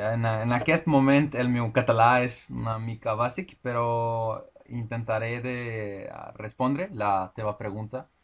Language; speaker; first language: Catalan; non-native, learner; Spanish